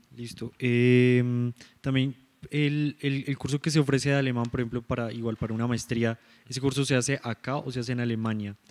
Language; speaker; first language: Spanish; native; Spanish